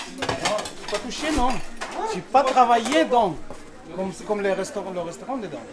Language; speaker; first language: French; non-native, learner; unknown